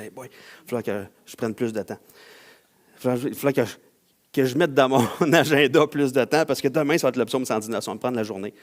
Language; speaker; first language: French; native; French